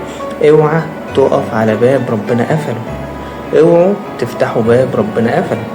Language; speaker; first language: Arabic; native; Arabic